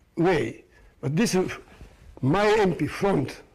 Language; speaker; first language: English; non-native, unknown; Japanese